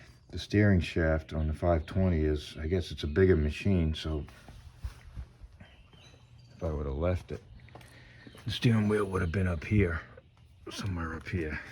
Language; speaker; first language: English; native; English